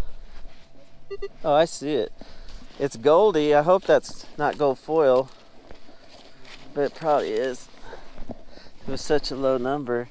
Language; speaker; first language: English; native; English